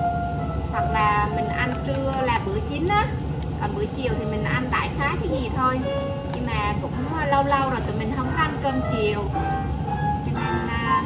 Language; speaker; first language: Vietnamese; native; Vietnamese